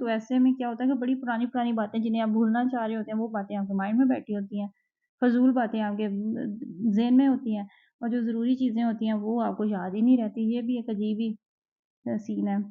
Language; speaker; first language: Urdu; native; Urdu